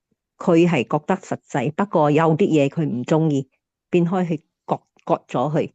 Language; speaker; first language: Cantonese; native; Cantonese